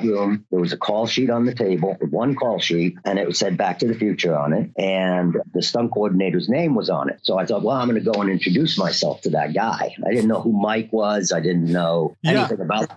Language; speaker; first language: English; native; English